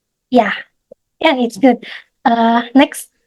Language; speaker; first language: English; non-native, fluent; Indonesian